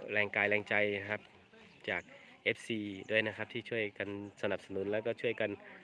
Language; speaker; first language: Thai; native; Thai